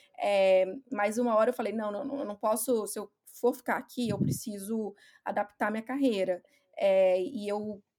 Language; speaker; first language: Portuguese; native; Portuguese